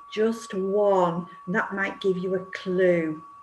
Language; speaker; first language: English; native; English